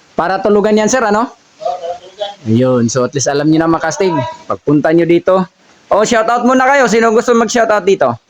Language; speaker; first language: Filipino; non-native, local second language; Cebuano